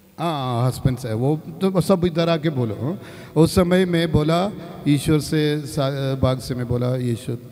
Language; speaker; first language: Hindi; non-native, local second language; Malayalam